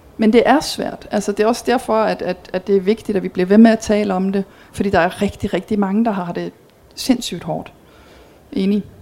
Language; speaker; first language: Danish; early bilingual, heritage; Danish